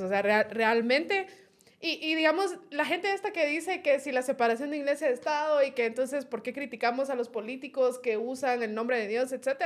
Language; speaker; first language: Spanish; native; Spanish